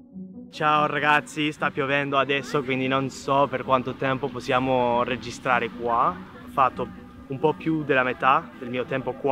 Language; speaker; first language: Italian; non-native, fluent; English